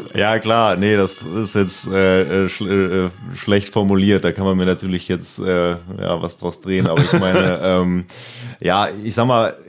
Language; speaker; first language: German; native; German